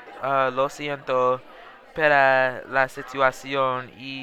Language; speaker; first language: Spanish; non-native, learner; English